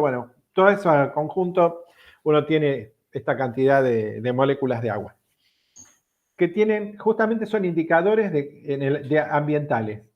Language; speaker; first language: Spanish; native; Spanish